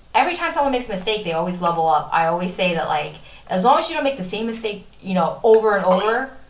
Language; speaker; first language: English; native; English